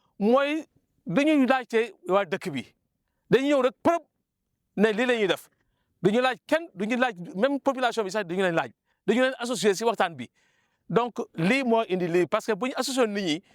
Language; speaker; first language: Wolof; non-native, local second language; Jola-Fonyi